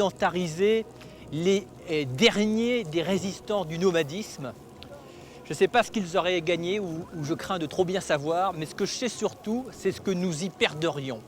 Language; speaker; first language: French; native; French